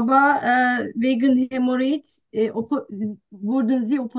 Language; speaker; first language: German; non-native, learner; Turkish